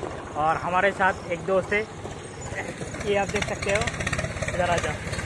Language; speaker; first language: Hindi; non-native, local second language; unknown